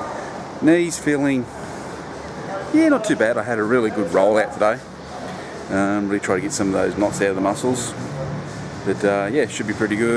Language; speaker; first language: English; native; English